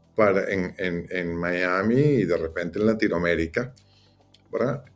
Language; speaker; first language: Spanish; native; Spanish